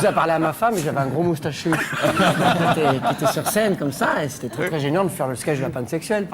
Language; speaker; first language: French; native; French